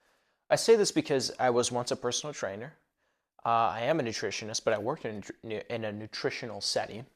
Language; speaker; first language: English; native; English